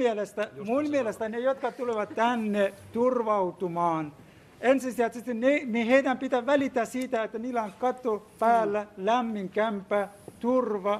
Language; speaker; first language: Finnish; non-native, fluent; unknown